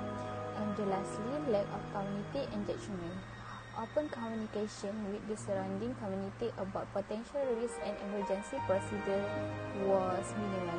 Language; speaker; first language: English; non-native, local second language; Malay